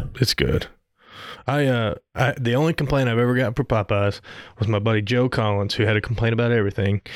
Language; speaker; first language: English; native; English